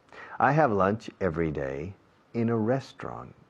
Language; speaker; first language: English; non-native, fluent; Spanish